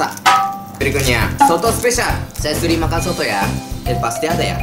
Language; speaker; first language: Indonesian; non-native, learner; Japanese